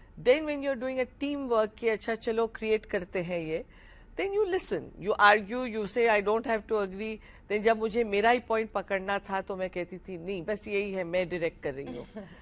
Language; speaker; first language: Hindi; non-native, local second language; Marathi